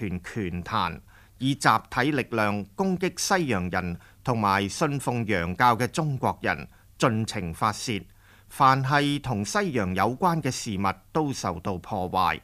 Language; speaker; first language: Chinese; non-native, local second language; Cantonese